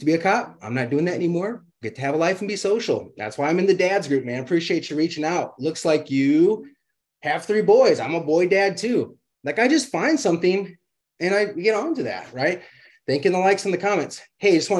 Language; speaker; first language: English; native; English